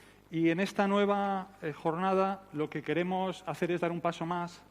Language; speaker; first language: Spanish; native; Spanish